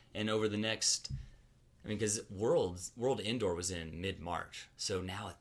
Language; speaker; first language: English; native; English